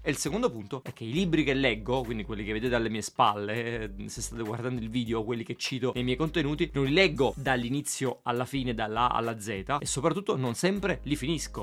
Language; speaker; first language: Italian; native; Italian